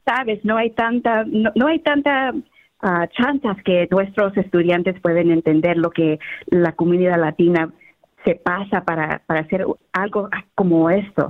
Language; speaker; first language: Spanish; early bilingual, heritage; Spanish